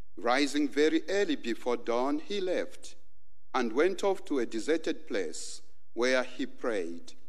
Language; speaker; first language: English; non-native, local second language; Bemba